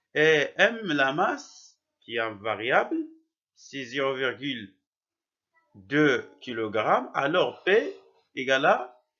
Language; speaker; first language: French; non-native, local second language; Arabic